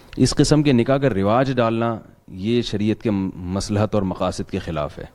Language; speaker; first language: Urdu; non-native, local second language; Pashto